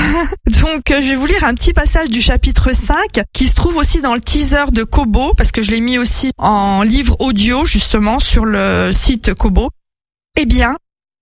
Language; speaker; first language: French; native; French